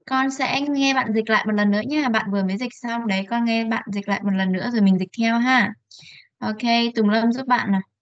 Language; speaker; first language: Vietnamese; native; Vietnamese